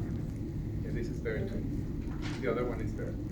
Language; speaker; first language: English; non-native, learner; Spanish